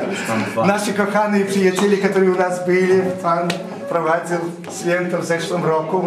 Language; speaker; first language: Polish; early bilingual, heritage; Polish